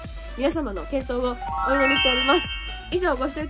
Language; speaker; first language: Japanese; native; Japanese